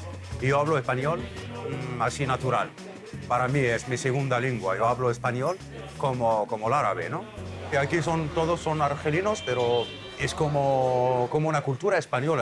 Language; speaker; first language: Spanish; early bilingual, heritage; Arabic